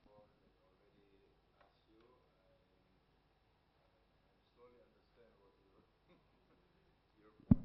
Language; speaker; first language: English; non-native, fluent; Indonesian